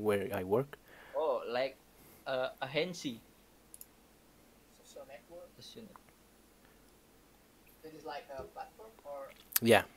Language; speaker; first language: English; non-native, learner; Indonesian